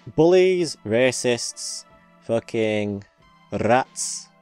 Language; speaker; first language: English; native; English